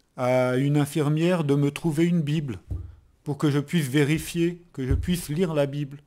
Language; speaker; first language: French; native; French